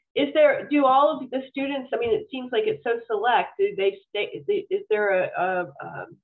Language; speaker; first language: English; native; English